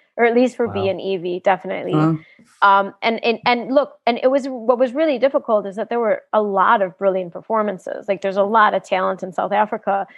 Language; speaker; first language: English; native; English